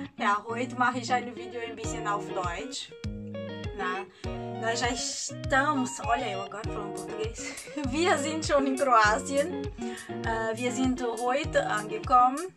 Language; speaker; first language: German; non-native, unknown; Portuguese